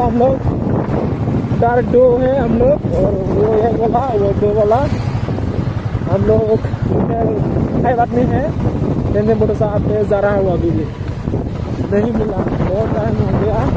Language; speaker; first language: Hindi; non-native, local second language; Bodo